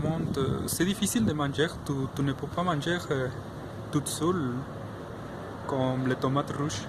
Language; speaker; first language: French; non-native, fluent; Spanish